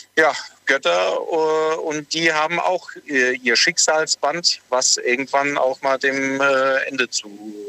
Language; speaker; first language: German; native; German